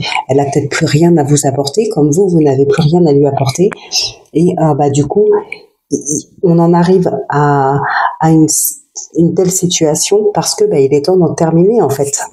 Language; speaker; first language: French; native; French